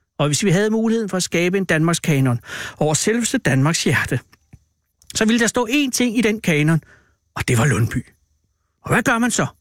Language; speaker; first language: Danish; native; Danish